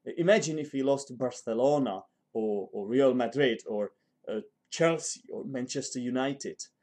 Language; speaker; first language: English; non-native, fluent; Czech